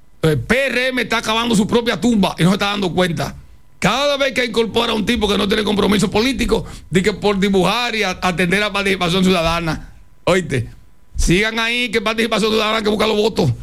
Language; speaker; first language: Spanish; native; Spanish